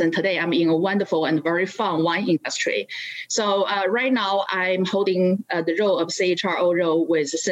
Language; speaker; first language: English; non-native, fluent; Chinese